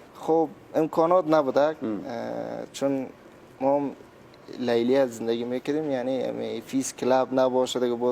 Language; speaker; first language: Persian; non-native, local second language; Turkmen